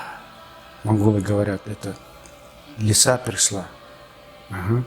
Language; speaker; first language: Russian; non-native, fluent; Mongolian